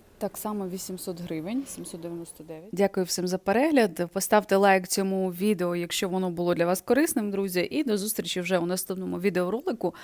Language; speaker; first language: Ukrainian; non-native, local second language; Russian